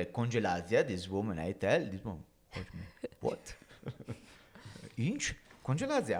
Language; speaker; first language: English; non-native, learner; Italian